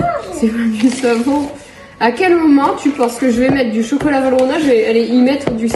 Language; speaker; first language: French; native; French